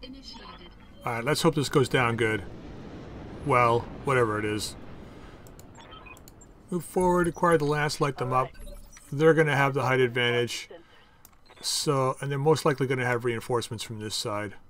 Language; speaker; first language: English; native; English